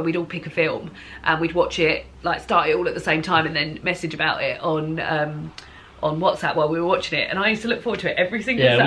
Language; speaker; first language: English; native; English